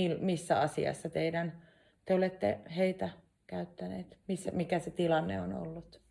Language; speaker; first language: Finnish; native; Finnish